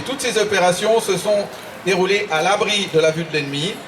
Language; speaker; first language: French; native; French